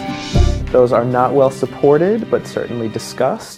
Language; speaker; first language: English; native; English